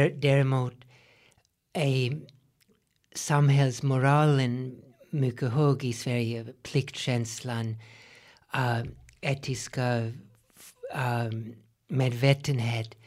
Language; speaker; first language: Swedish; non-native, fluent; English